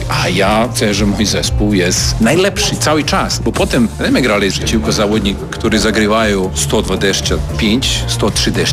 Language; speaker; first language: Polish; non-native, learner; Serbian